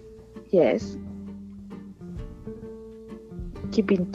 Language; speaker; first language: English; non-native, learner; Spanish